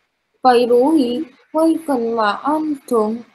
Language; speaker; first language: Chinese; non-native, learner; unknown